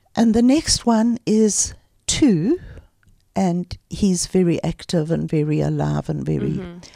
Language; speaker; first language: English; native; English